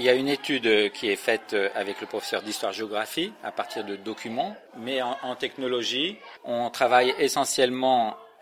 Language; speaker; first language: French; native; French